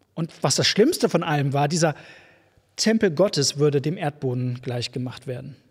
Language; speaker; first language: German; native; German